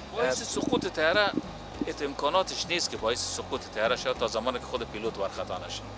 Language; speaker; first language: Persian; native; Persian